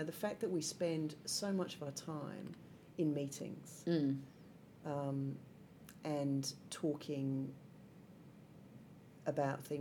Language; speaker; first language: English; native; English